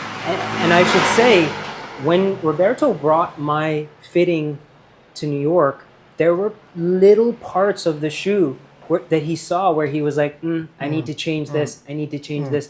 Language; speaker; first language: English; early bilingual, heritage; English